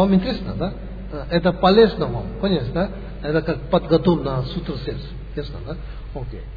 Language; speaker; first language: Russian; non-native, learner; Tibetan